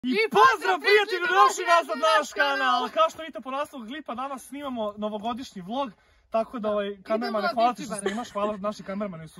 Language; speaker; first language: Serbian; native; Serbian